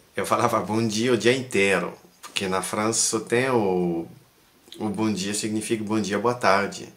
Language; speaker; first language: Portuguese; non-native, fluent; French